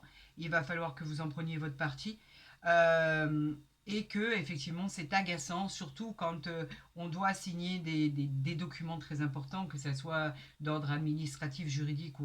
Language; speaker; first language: French; native; French